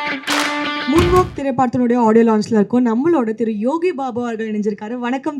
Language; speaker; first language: Tamil; native; Tamil